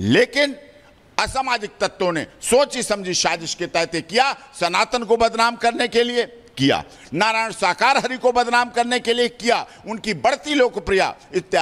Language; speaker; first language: Hindi; native; Hindi